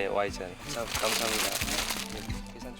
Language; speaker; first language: Korean; non-native, learner; Vietnamese